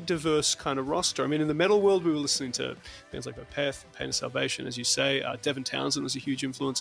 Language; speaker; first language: English; native; English